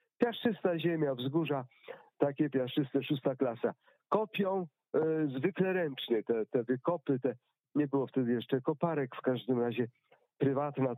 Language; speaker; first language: Polish; native; Polish